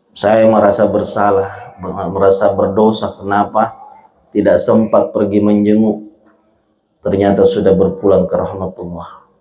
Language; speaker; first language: Indonesian; non-native, local second language; Buginese